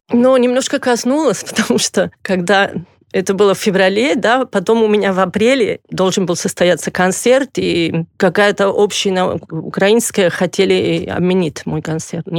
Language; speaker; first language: Russian; non-native, fluent; Catalan